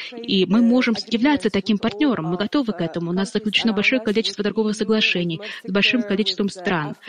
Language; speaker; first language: Russian; non-native, fluent; Arabic